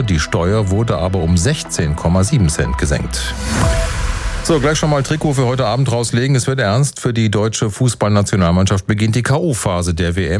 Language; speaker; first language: German; native; German